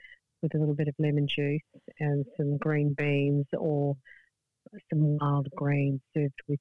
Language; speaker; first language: English; native; English